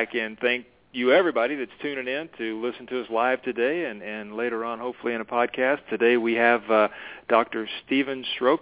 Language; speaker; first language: English; native; English